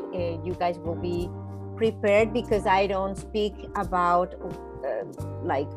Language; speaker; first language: English; non-native, fluent; Spanish